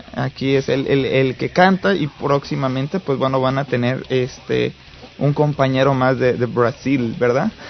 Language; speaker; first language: Spanish; native; Spanish